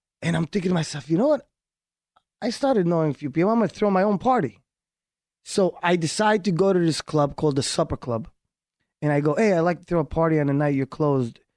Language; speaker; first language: English; early bilingual, other home language; Hebrew